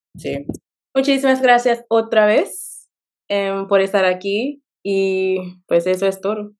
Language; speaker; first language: Spanish; non-native, learner; English